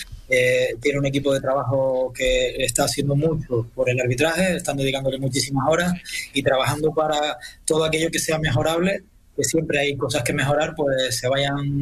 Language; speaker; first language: Spanish; native; Spanish